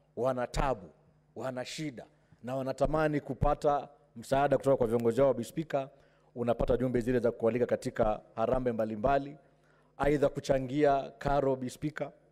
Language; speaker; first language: Swahili; native; Swahili